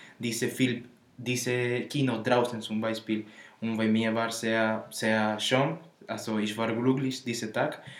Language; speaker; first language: German; non-native, learner; Spanish